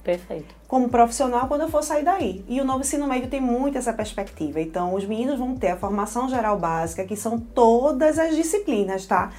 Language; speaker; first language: Portuguese; native; Portuguese